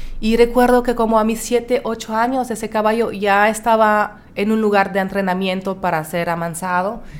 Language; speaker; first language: Spanish; non-native, fluent; French